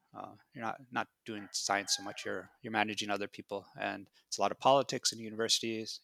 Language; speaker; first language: English; native; English